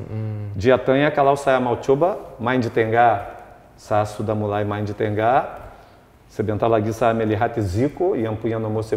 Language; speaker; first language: Indonesian; non-native, fluent; Portuguese